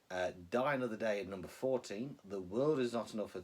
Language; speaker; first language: English; native; English